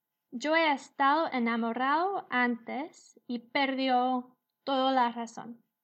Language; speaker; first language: Spanish; non-native, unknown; English